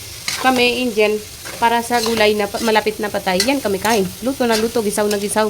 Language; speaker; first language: Filipino; non-native, learner; Punjabi